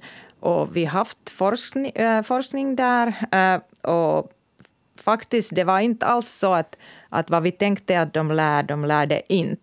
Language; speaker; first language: Swedish; non-native, local second language; Finnish